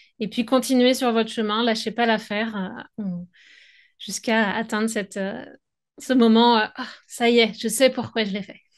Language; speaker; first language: French; native; French